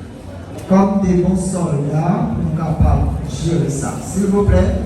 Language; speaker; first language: French; non-native, local second language; Haitian Creole